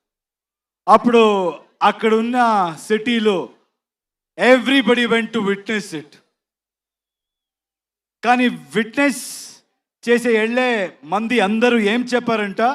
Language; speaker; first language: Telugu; non-native, learner; Kannada